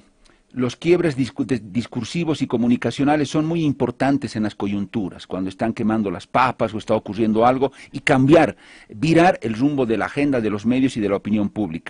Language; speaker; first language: Spanish; native; Spanish